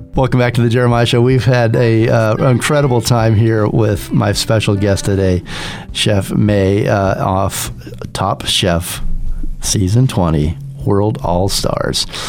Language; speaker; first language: English; native; English